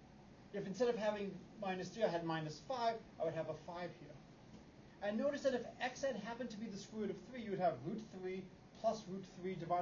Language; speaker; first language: English; native; English